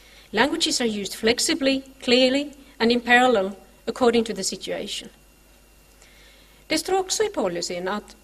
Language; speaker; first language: English; non-native, fluent; Swedish